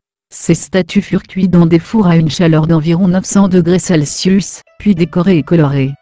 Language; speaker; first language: French; native; French